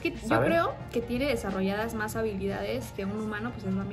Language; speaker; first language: Spanish; native; Spanish